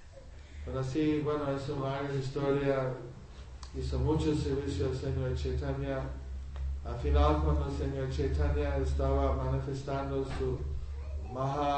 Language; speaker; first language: Spanish; non-native, learner; English